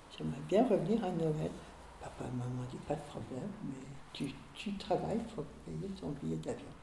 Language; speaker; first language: French; early bilingual, other home language; Hungarian